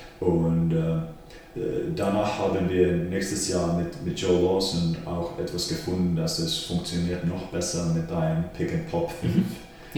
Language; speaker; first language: German; non-native, fluent; Finnish